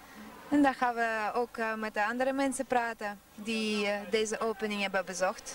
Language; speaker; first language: Dutch; non-native, fluent; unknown